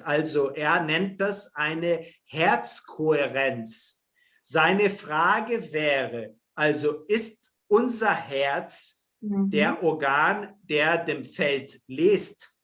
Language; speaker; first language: German; non-native, fluent; Portuguese